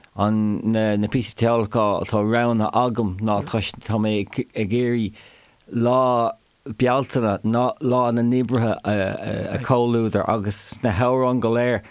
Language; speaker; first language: Irish; non-native, local second language; English